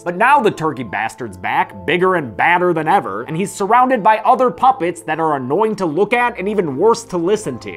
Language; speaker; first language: English; native; English